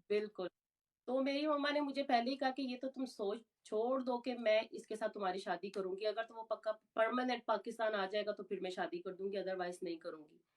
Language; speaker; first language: Urdu; native; Urdu